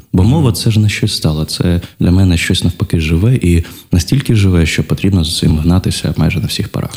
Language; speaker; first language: Ukrainian; non-native, local second language; Russian